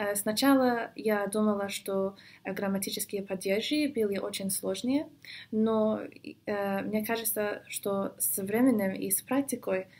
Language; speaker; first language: Russian; non-native, fluent; English